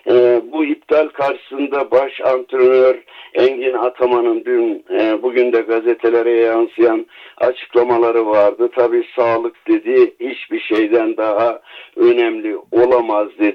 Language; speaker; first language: Turkish; native; Turkish